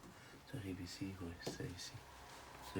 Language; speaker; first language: French; non-native, fluent; Dutch